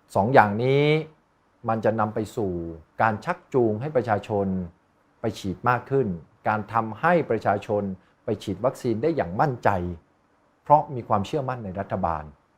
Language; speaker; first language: Thai; native; Thai